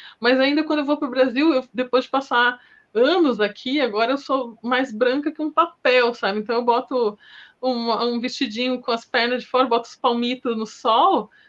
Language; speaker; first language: Portuguese; native; Portuguese